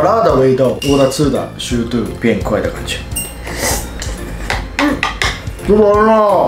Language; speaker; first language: Chinese; non-native, learner; Japanese